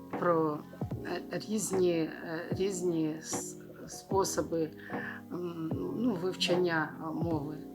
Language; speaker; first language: Ukrainian; non-native, local second language; Russian